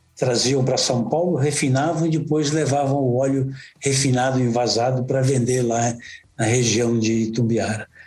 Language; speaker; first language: Portuguese; native; Portuguese